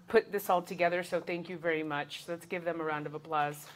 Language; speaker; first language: English; early bilingual, other home language; Spanish